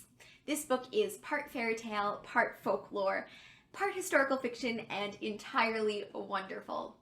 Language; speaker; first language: English; native; English